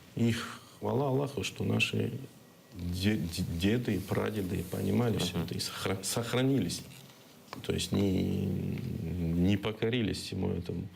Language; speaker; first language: Russian; non-native, local second language; Crimean Tatar